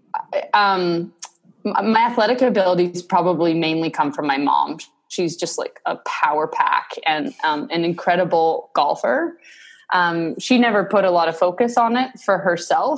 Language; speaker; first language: English; native; English